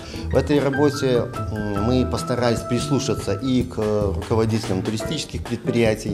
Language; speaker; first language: Russian; native; Russian